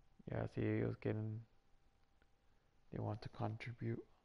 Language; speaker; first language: English; early bilingual, other home language; Spanish